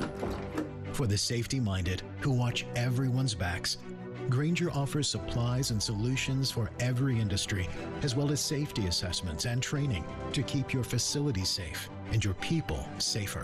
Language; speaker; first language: English; native; English